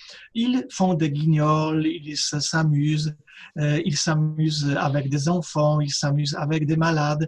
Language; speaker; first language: French; non-native, fluent; Polish